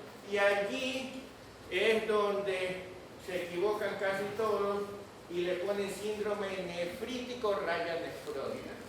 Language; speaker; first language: Spanish; native; Spanish